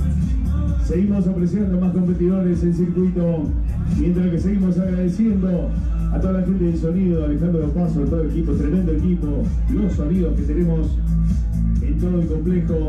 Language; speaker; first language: Spanish; native; Spanish